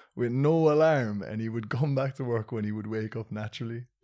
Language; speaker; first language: English; native; English